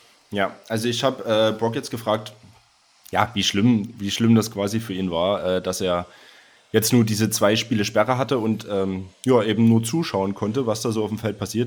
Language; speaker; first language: German; native; German